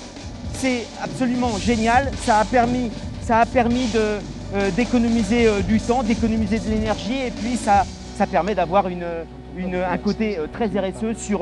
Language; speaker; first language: French; native; French